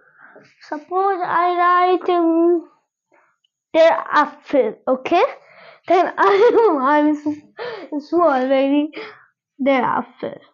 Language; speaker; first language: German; non-native, learner; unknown